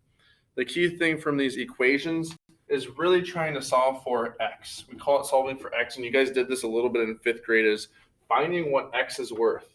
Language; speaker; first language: English; native; English